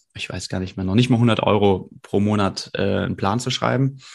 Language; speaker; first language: German; native; German